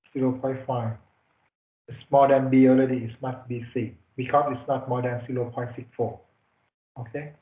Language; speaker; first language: English; non-native, fluent; Thai